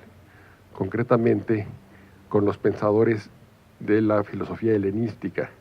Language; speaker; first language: Spanish; native; Spanish